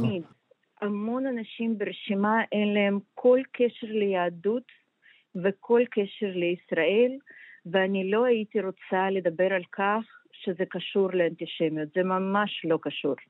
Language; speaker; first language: Hebrew; non-native, fluent; Russian